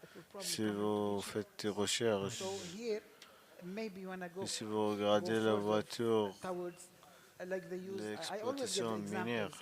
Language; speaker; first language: French; non-native, learner; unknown